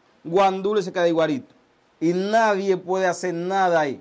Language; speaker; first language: Spanish; early bilingual, other home language; Haitian Creole